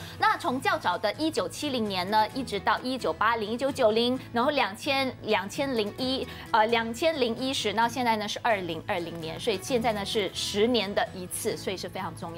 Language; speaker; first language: Chinese; native; Chinese